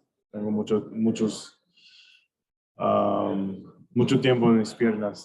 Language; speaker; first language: Spanish; early bilingual, heritage; English